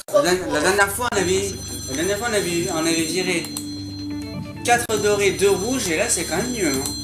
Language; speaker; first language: French; native; French